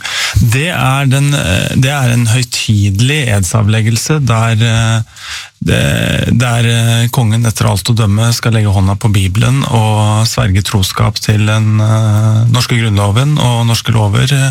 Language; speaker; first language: Norwegian; native; Norwegian